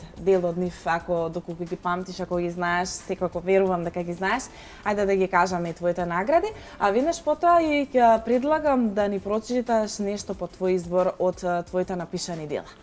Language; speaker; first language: Macedonian; native; Macedonian